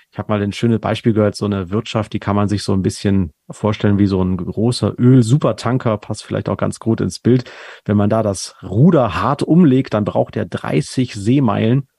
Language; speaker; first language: German; native; German